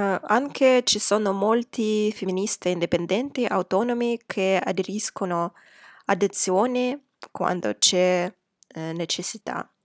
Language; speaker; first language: Italian; non-native, fluent; Russian